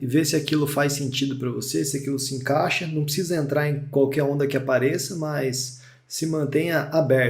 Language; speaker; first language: Portuguese; native; Portuguese